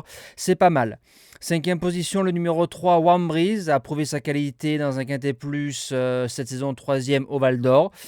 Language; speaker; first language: French; native; French